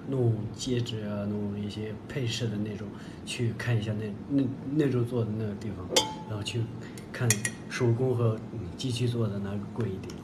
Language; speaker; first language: Chinese; non-native, local second language; Tibetan